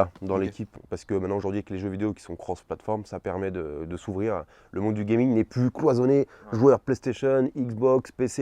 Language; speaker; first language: French; native; French